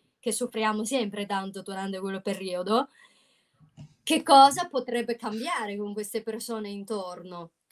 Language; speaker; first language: Italian; non-native, fluent; Chinese